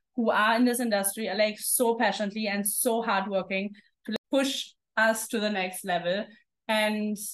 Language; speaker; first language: English; non-native, fluent; German